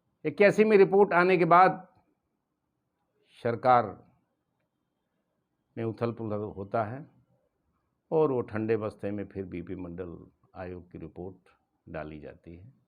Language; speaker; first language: Hindi; native; Hindi